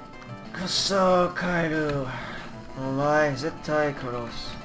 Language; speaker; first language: Japanese; non-native, learner; English